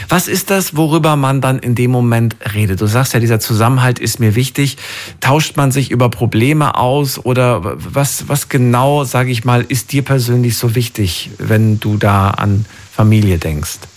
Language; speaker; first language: German; native; German